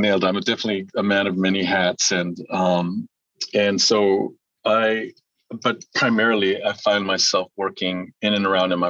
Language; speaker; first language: English; early bilingual, other home language; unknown